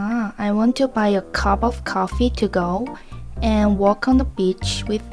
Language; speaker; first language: English; non-native, learner; Korean